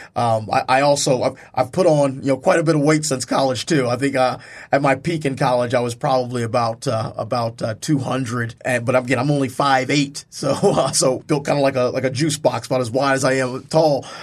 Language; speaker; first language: English; native; English